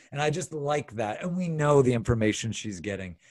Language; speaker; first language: English; native; English